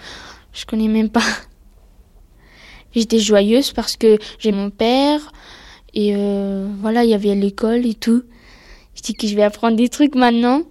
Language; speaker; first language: French; early bilingual, other home language; Pashto